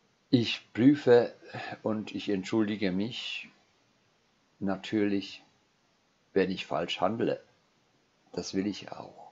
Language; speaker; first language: German; non-native, fluent; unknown